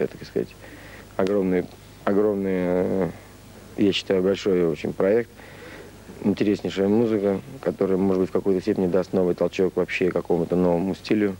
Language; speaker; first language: Russian; native; Russian